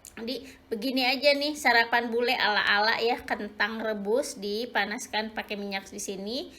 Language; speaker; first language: Indonesian; native; Indonesian